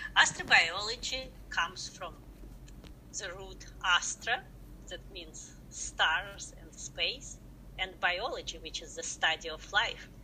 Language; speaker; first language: English; non-native, fluent; Russian